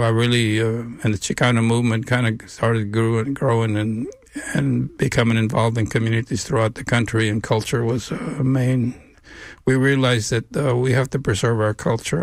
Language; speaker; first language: English; non-native, local second language; Spanish